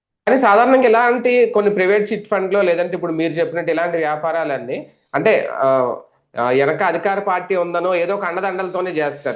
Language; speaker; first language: Telugu; native; Telugu